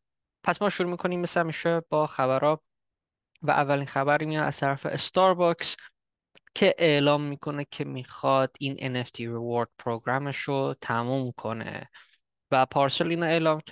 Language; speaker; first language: Persian; early bilingual, heritage; Persian